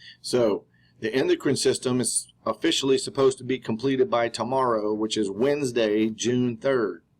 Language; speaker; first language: English; native; English